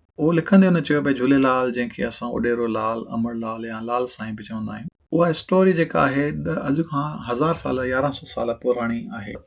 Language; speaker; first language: Sindhi; early bilingual, heritage; Sindhi